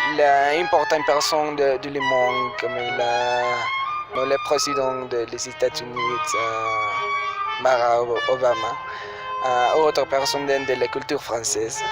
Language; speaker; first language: French; non-native, learner; Spanish